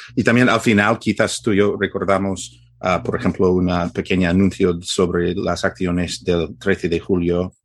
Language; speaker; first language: Spanish; early bilingual, heritage; Spanish